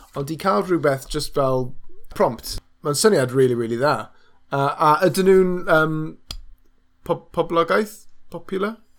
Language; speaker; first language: Welsh; non-native, local second language; English